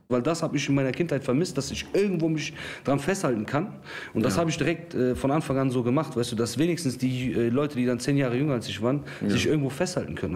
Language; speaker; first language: German; early bilingual, other home language; Kurdish